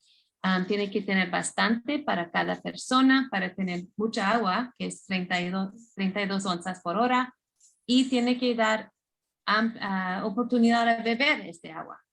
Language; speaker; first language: Spanish; non-native, fluent; English